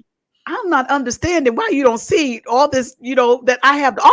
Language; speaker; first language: English; native; English